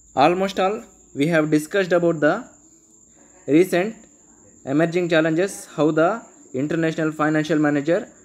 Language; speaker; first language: English; non-native, local second language; Telugu